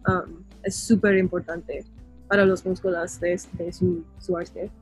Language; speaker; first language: Spanish; non-native, learner; English